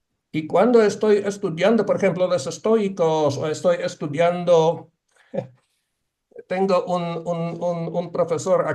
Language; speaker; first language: Spanish; non-native, fluent; Polish